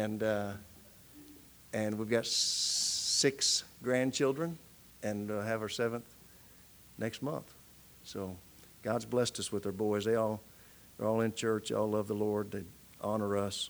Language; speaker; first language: English; native; English